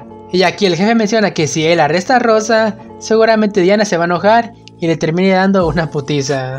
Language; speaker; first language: Spanish; native; Spanish